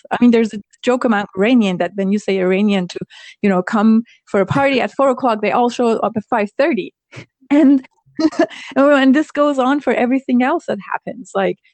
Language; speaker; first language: English; non-native, fluent; Persian